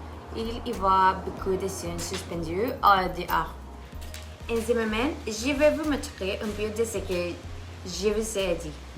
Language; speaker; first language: French; non-native, learner; Spanish